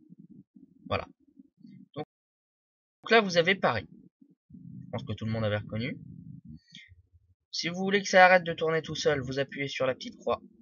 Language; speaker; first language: French; native; French